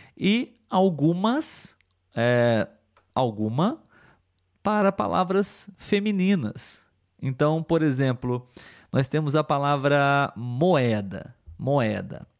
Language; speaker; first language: Portuguese; native; Portuguese